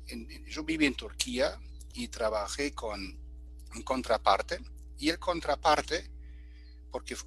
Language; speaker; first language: Spanish; non-native, fluent; German